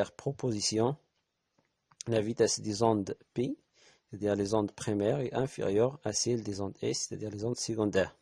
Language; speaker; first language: French; non-native, local second language; Arabic